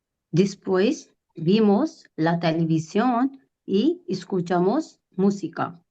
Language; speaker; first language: Spanish; non-native, learner; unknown